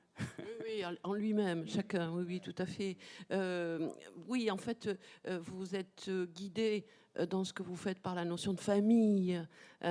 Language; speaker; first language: French; native; French